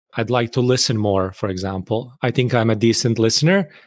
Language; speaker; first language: English; non-native, fluent; Bosnian